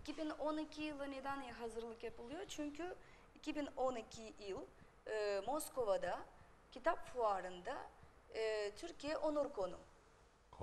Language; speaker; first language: Turkish; non-native, fluent; Russian